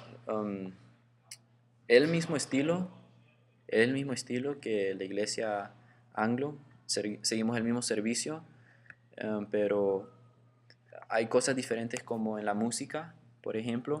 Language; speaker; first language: Spanish; early bilingual, heritage; Spanish